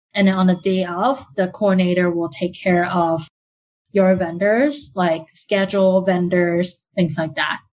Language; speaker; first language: English; early bilingual, other home language; Chinese